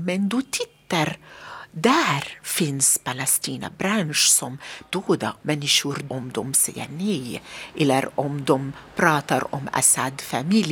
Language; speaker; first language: Swedish; non-native, learner; Arabic